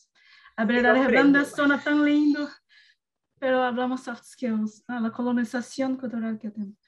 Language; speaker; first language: Spanish; non-native, learner; Portuguese